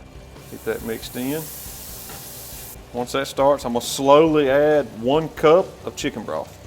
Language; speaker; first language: English; native; English